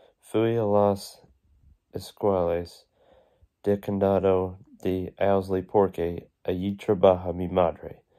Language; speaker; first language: Spanish; non-native, learner; English